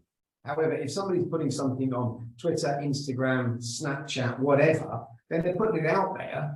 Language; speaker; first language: English; native; English